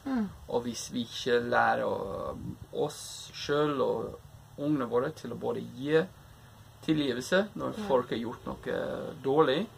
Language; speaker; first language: Norwegian; non-native, fluent; English